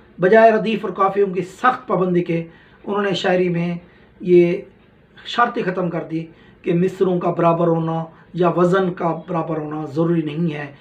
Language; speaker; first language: Urdu; non-native, local second language; Punjabi